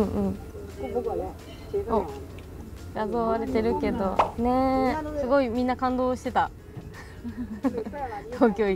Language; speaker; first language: Japanese; native; Japanese